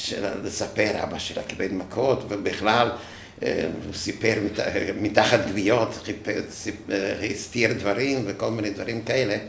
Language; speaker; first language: Hebrew; non-native, fluent; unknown